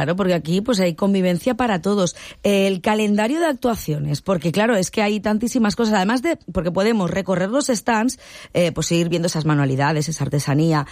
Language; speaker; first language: Spanish; native; Spanish